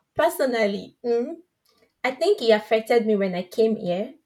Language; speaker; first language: English; non-native, local second language; Yoruba